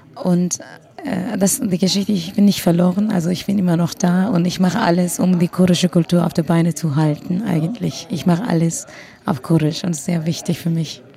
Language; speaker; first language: German; non-native, fluent; Kurdish